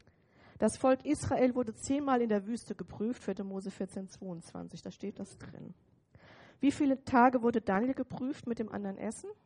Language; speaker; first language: German; native; German